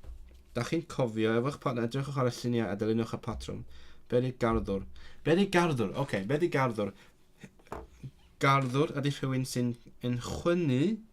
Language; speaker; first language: Welsh; non-native, learner; Cantonese